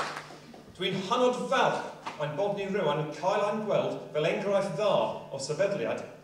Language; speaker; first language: Welsh; non-native, local second language; English